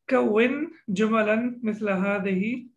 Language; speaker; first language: Arabic; non-native, fluent; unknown